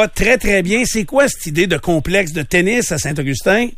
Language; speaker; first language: French; native; French